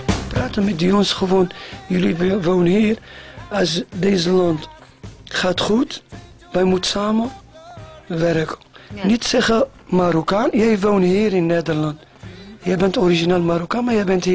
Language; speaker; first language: Dutch; non-native, learner; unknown